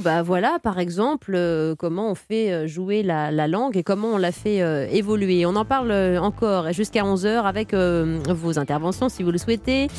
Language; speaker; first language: French; native; French